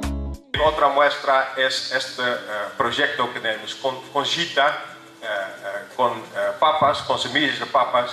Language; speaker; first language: Spanish; non-native, fluent; Dutch